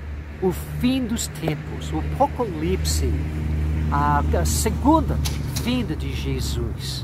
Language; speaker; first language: Portuguese; non-native, fluent; English